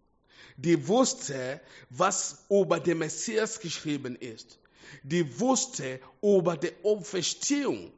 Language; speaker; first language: German; non-native, fluent; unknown